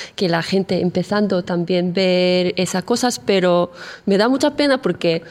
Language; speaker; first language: Spanish; non-native, fluent; Korean